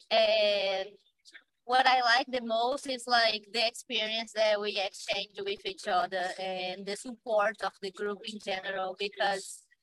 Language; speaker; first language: English; non-native, fluent; Portuguese